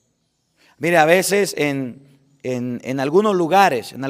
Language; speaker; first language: Spanish; native; Spanish